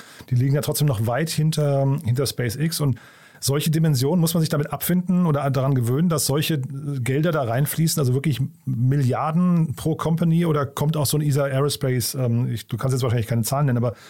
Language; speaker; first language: German; native; German